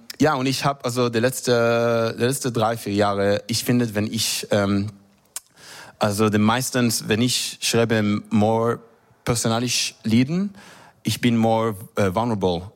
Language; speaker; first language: German; non-native, learner; Hebrew